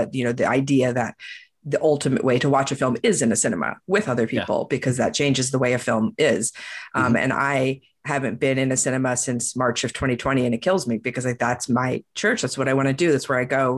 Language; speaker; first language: English; native; English